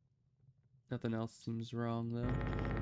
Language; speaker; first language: English; native; English